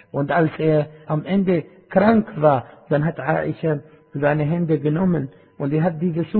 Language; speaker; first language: German; non-native, fluent; Arabic